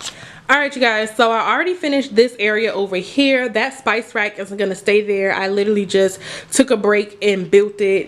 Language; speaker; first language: English; native; English